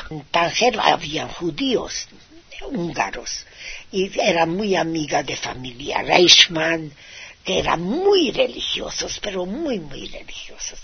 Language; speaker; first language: Spanish; non-native, fluent; Hungarian